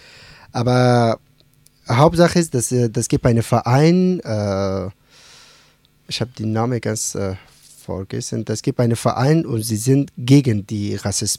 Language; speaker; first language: German; non-native, learner; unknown